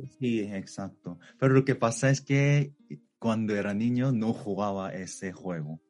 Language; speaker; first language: Spanish; non-native, fluent; Korean